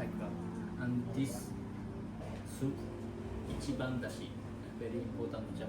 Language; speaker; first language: English; non-native, learner; Japanese